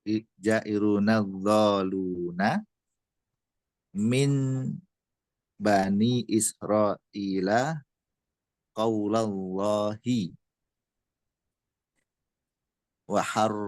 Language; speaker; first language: Arabic; non-native, learner; Indonesian